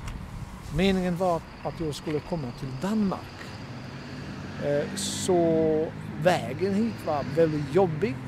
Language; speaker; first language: Swedish; non-native, fluent; Bosnian